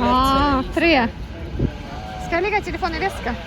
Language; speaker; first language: Swedish; non-native, learner; Russian